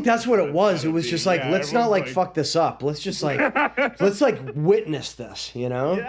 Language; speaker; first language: English; native; English